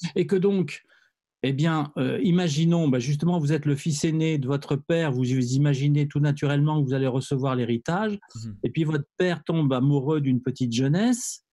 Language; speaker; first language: French; native; French